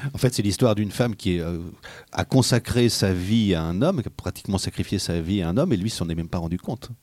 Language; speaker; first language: French; native; French